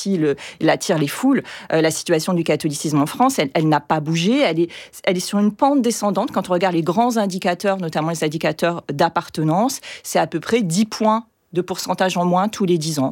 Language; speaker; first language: French; native; French